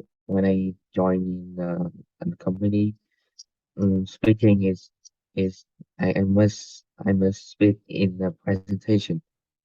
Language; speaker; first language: English; non-native, learner; Vietnamese